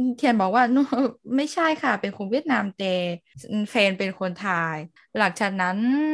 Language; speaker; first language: Thai; non-native, learner; Vietnamese